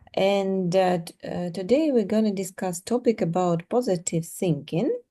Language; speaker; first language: English; non-native, fluent; Russian